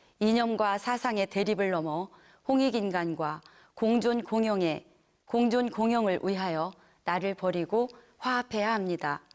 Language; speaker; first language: Korean; native; Korean